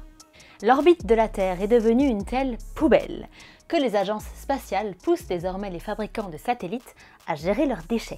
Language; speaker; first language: French; native; French